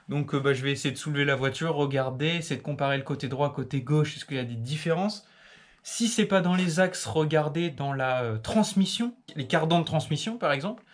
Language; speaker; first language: French; native; French